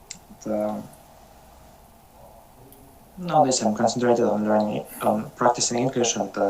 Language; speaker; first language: English; non-native, learner; Russian